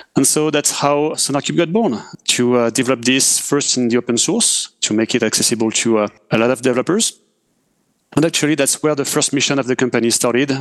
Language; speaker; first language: English; non-native, fluent; French